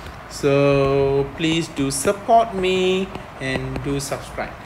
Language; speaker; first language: English; non-native, local second language; Malay